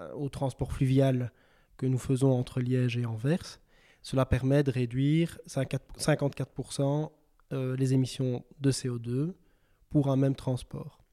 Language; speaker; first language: French; native; French